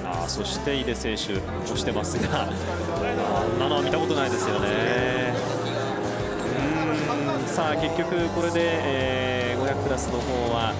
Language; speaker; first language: Japanese; native; Japanese